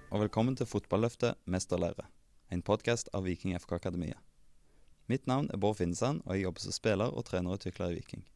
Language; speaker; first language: Norwegian; native; Norwegian